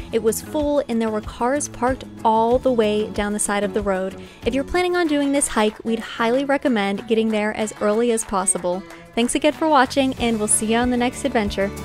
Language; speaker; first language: English; native; English